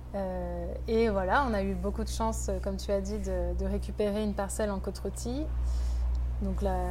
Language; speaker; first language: French; native; French